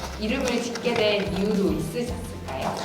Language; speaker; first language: Korean; native; Korean